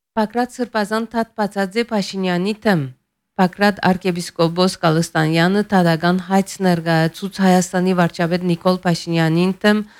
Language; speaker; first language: Armenian; early bilingual, heritage; Armenian